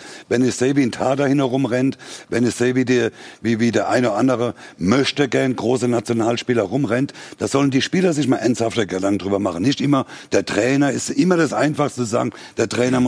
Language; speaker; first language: German; native; German